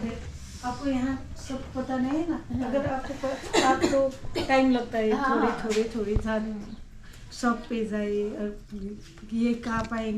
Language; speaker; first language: Hindi; non-native, learner; Nepali